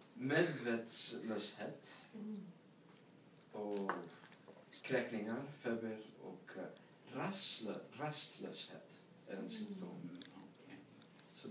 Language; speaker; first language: Swedish; non-native, learner; English